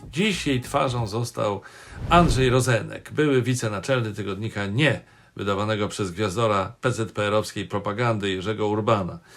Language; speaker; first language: Polish; native; Polish